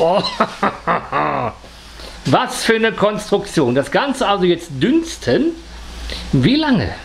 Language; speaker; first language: German; native; German